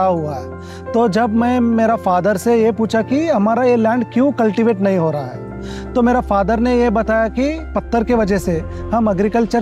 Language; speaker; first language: Hindi; non-native, local second language; Telugu